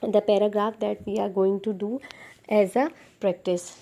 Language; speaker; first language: English; non-native, local second language; Urdu